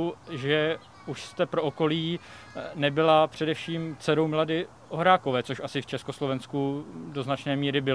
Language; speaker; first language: Czech; native; Czech